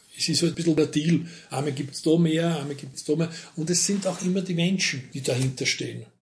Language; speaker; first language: German; native; German